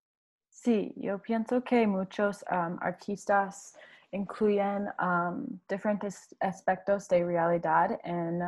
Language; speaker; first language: Spanish; non-native, learner; English